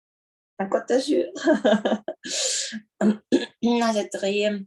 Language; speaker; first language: French; non-native, learner; Russian